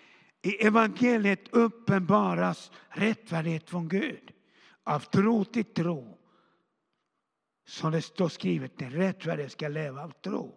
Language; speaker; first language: Swedish; non-native, fluent; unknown